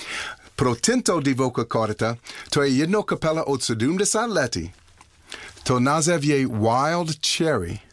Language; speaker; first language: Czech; non-native, learner; English